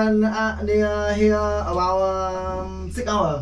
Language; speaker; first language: English; non-native, learner; Vietnamese